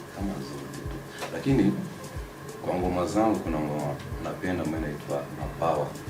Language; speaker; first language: Swahili; non-native, local second language; Kinyarwanda